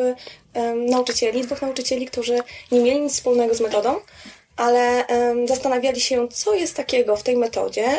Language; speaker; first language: Polish; native; Polish